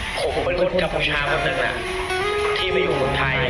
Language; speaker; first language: Thai; non-native, fluent; Khmer